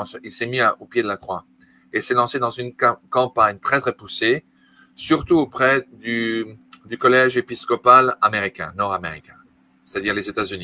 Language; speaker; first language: French; native; French